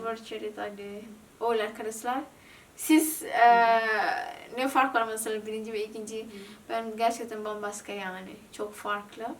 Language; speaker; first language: Turkish; non-native, learner; Indonesian